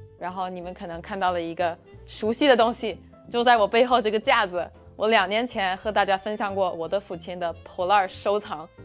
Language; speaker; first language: Chinese; non-native, fluent; English